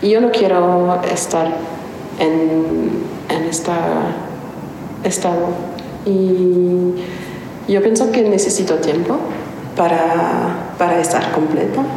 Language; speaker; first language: Spanish; non-native, learner; French